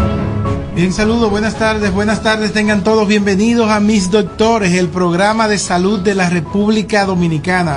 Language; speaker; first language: Spanish; native; Spanish